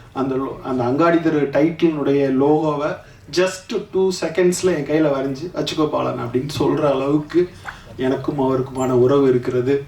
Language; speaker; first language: Tamil; native; Tamil